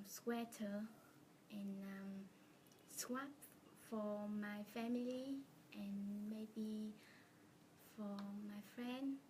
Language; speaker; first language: English; non-native, learner; Vietnamese